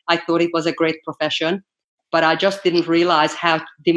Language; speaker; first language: English; non-native, fluent; Hungarian